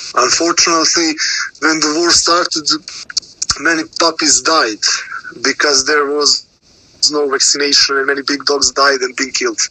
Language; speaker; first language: English; non-native, learner; Serbian